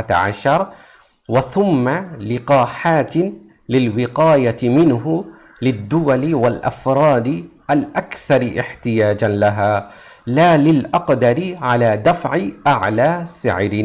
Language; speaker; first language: Arabic; non-native, fluent; Urdu